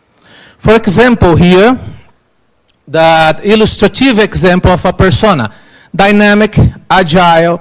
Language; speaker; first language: English; non-native, learner; Portuguese